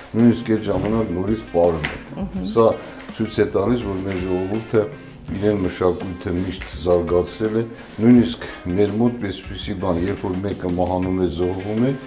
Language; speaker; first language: Armenian; non-native, local second language; Kurdish